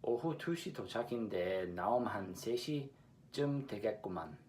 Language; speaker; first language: Korean; non-native, fluent; English